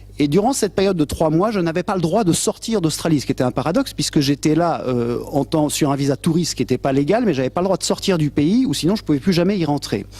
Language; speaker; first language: French; native; French